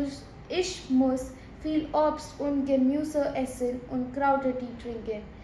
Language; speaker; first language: German; non-native, fluent; Hindi